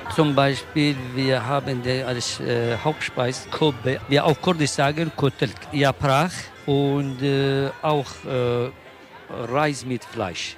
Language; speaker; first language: German; non-native, learner; Kurdish